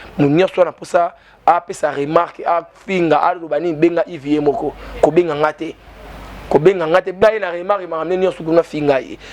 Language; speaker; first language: Lingala; native; Lingala